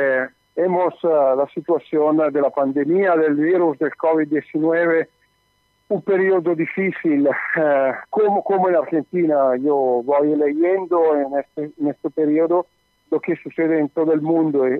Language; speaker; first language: Spanish; non-native, learner; Italian